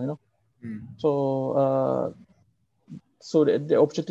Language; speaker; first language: English; non-native, local second language; Malay